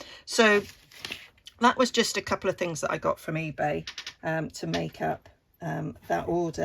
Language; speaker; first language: English; native; English